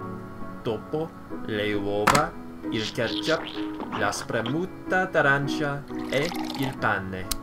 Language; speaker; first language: Italian; non-native, learner; English